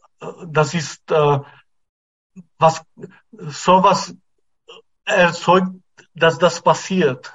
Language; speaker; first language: German; non-native, fluent; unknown